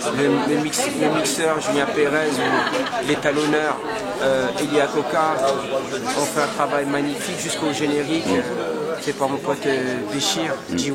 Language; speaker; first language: French; native; French